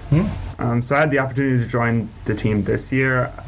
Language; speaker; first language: English; native; English